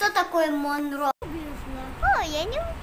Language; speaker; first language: Russian; early bilingual, heritage; Russian